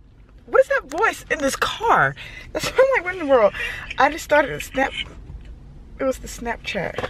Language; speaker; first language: English; native; English